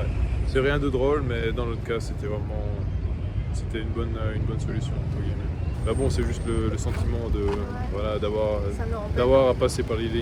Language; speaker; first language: French; native; French